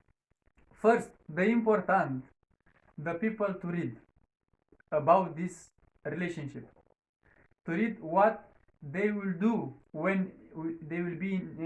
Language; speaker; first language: English; non-native, learner; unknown